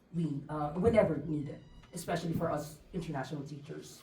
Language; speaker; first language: English; non-native, local second language; Filipino